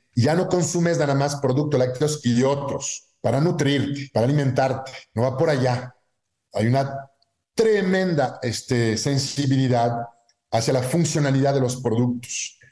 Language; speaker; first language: Spanish; non-native, fluent; French